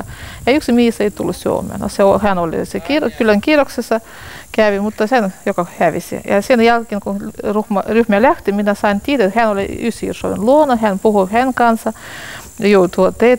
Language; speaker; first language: Finnish; non-native, learner; Russian